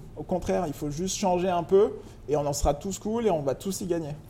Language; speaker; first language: French; native; French